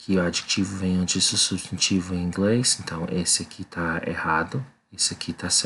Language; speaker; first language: Portuguese; non-native, learner; English